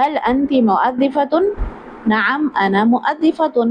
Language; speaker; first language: Arabic; non-native, fluent; Urdu